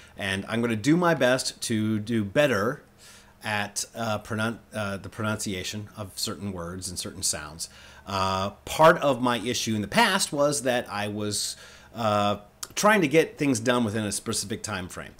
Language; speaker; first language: English; native; English